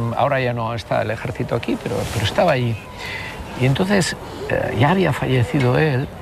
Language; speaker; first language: Spanish; native; Spanish